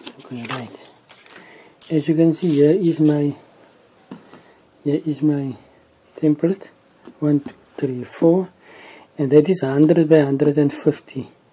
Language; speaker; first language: English; non-native, local second language; Afrikaans